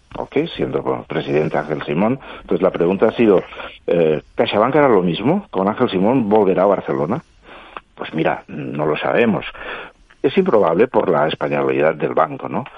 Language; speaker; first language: Spanish; non-native, local second language; Catalan